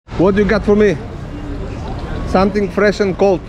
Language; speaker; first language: English; non-native, fluent; Greek